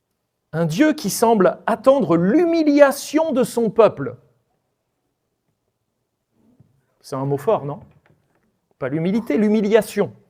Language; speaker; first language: French; native; French